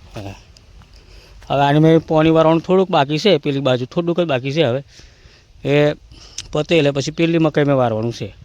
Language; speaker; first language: Gujarati; non-native, local second language; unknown